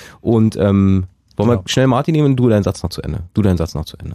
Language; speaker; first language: German; native; German